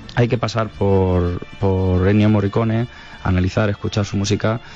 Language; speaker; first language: Spanish; native; Spanish